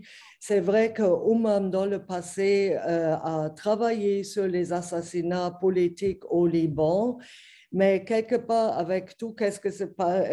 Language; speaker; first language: French; non-native, fluent; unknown